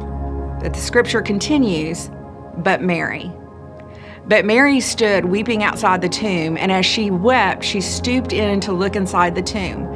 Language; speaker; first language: English; native; English